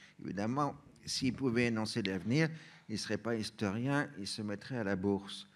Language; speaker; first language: French; native; French